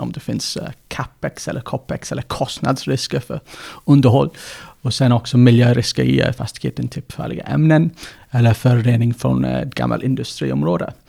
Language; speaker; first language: Swedish; non-native, fluent; English